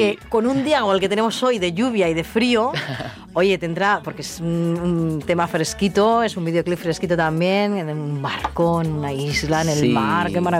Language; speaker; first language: Spanish; native; Spanish